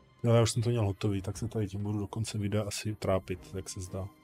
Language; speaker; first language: Czech; native; Czech